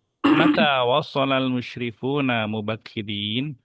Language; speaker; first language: Arabic; non-native, fluent; Indonesian